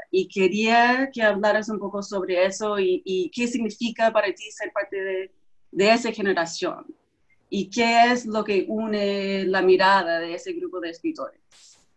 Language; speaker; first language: Spanish; non-native, fluent; English